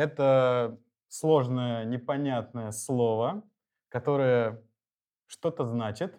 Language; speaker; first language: Russian; native; Russian